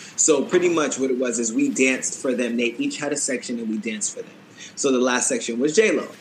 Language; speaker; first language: English; native; English